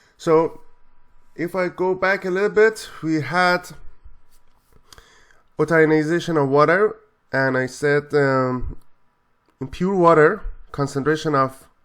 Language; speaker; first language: English; non-native, fluent; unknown